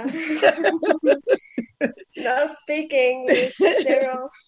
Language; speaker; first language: English; non-native, learner; Italian